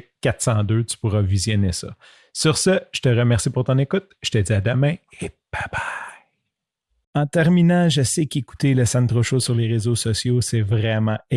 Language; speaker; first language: French; native; French